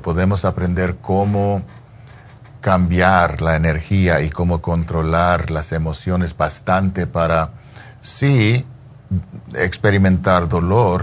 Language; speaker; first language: Spanish; early bilingual, heritage; English